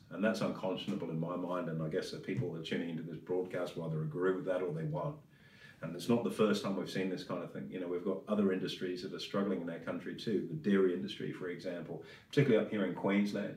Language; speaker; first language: English; native; English